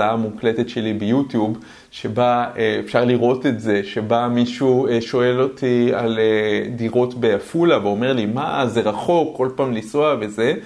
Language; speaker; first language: Hebrew; native; Hebrew